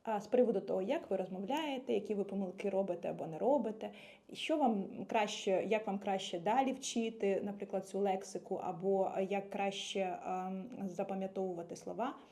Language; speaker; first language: Ukrainian; native; Ukrainian